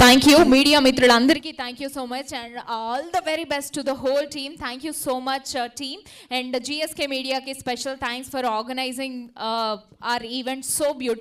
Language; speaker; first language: Telugu; native; Telugu